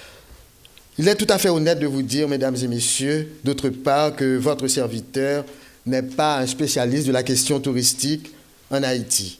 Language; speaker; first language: French; non-native, local second language; Haitian Creole